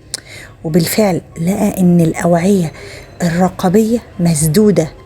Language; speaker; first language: Arabic; native; Arabic